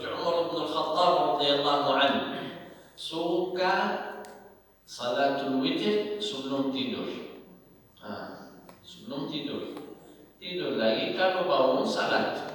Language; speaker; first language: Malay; non-native, learner; Arabic